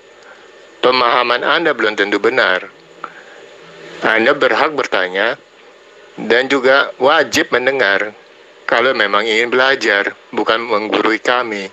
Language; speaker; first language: Indonesian; native; Indonesian